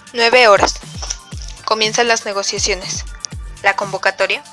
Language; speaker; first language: Spanish; native; Spanish